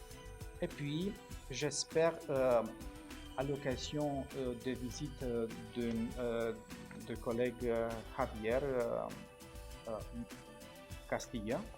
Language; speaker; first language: French; non-native, fluent; Romanian